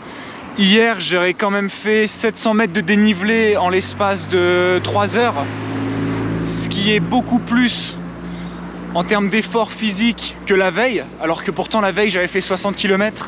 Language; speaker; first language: French; native; French